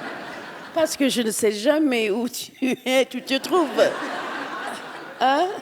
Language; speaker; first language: French; non-native, fluent; English